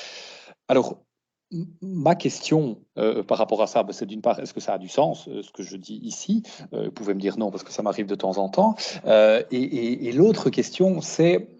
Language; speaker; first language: French; native; French